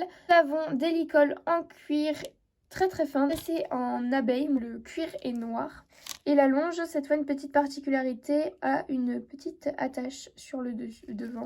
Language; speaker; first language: French; native; French